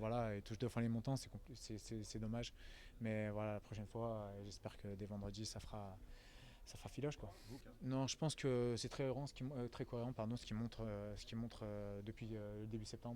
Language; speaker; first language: French; native; French